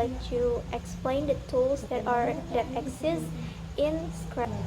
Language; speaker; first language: English; non-native, learner; Indonesian